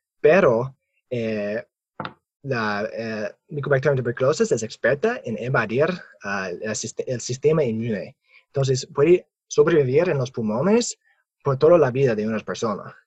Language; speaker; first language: Spanish; non-native, fluent; English